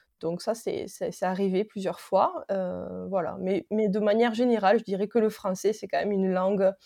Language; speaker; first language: French; native; French